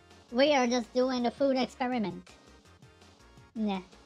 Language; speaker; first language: English; non-native, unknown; Japanese